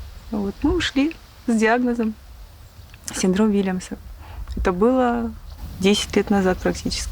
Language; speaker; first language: Russian; native; Russian